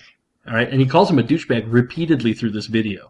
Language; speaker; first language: English; native; English